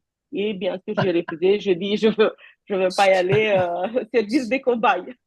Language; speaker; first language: French; non-native, fluent; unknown